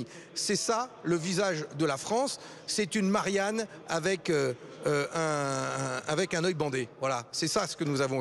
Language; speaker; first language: French; native; French